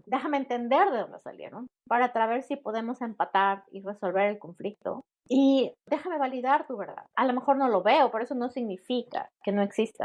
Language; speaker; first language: Spanish; native; Spanish